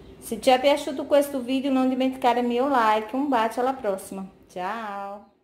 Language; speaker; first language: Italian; non-native, fluent; Portuguese